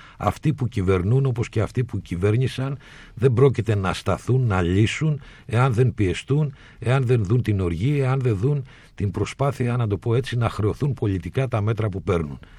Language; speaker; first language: Greek; native; Greek